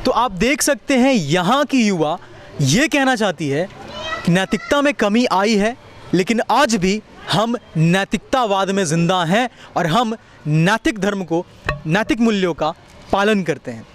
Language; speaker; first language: Hindi; native; Hindi